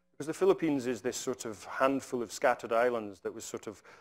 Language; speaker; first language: English; native; English